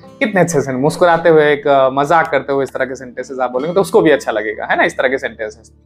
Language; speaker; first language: Hindi; native; Hindi